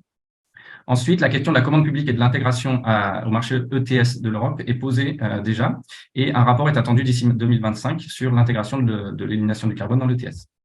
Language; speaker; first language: French; native; French